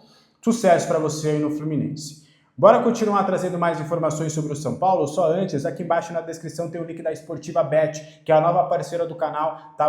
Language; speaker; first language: Portuguese; native; Portuguese